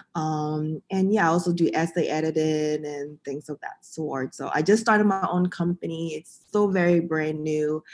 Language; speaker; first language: English; early bilingual, other home language; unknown